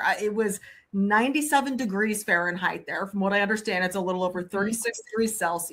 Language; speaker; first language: English; native; English